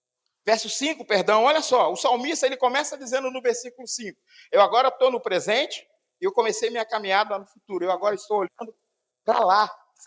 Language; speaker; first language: Portuguese; native; Portuguese